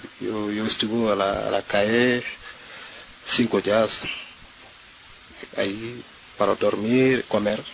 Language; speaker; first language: Spanish; non-native, learner; French